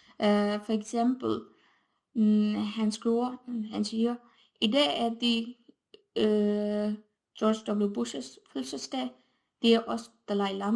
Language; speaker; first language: Danish; non-native, fluent; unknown